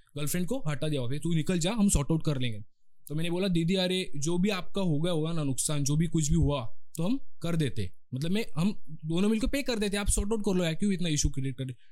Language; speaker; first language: Hindi; non-native, local second language; Marathi